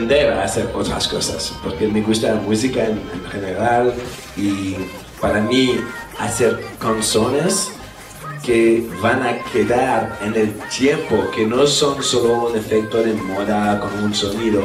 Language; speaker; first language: Spanish; non-native, fluent; French